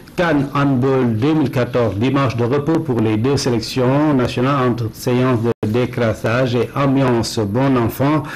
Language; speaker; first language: French; non-native, local second language; Wolof